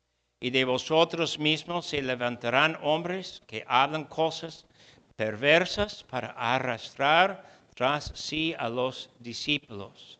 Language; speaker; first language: Spanish; non-native, fluent; English